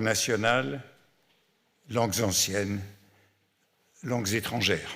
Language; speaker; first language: French; native; French